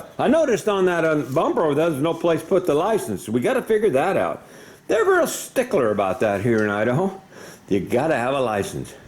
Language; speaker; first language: English; native; English